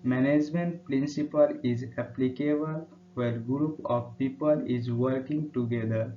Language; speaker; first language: English; non-native, local second language; Nepali